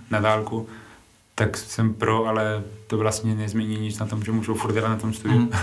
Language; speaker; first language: Czech; non-native, fluent; Spanish